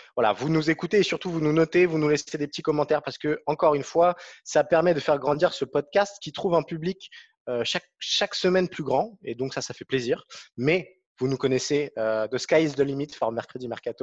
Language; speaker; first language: French; native; French